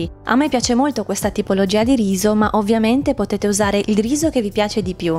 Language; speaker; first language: Italian; native; Italian